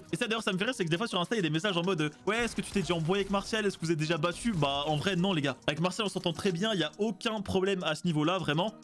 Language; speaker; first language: French; native; French